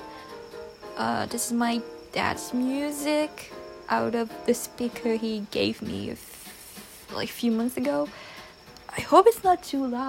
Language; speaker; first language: English; non-native, fluent; French